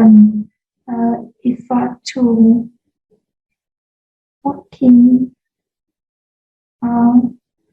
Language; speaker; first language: English; non-native, learner; Vietnamese